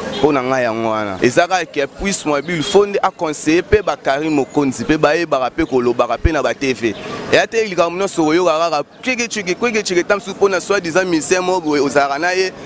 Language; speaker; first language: Lingala; native; Lingala